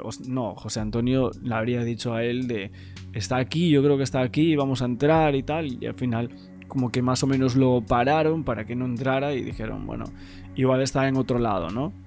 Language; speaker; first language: Spanish; native; Spanish